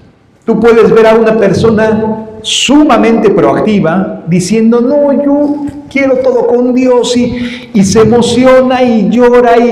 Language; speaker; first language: Spanish; native; Spanish